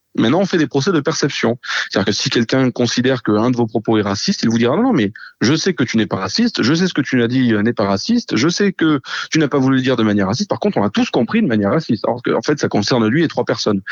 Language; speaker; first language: French; native; French